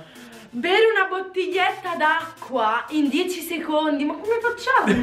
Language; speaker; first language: Italian; native; Italian